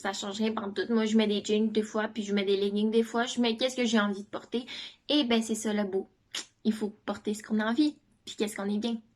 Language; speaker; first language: French; native; French